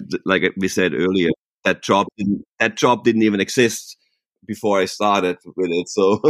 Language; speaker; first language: English; non-native, fluent; German